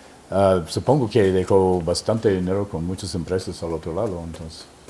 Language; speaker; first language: Spanish; non-native, fluent; English